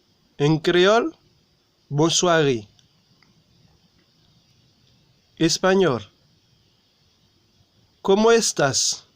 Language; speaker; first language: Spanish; non-native, learner; Haitian Creole